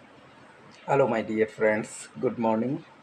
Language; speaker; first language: English; non-native, learner; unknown